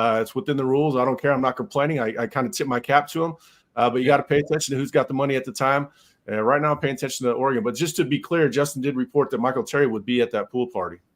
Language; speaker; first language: English; native; English